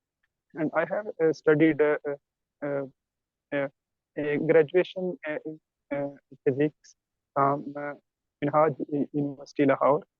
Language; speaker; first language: English; non-native, learner; Urdu